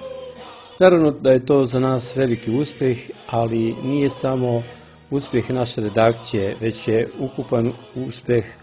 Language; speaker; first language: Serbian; non-native, local second language; Romany